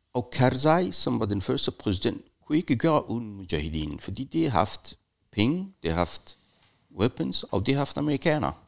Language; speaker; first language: Danish; non-native, fluent; Persian